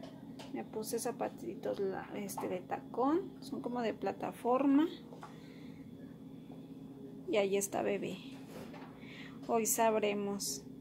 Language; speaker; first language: Spanish; early bilingual, heritage; Spanish